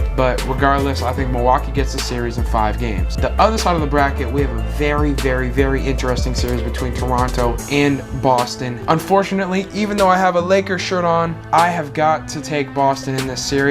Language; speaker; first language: English; native; English